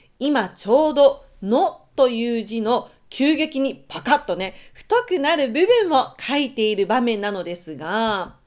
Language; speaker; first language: Japanese; native; Japanese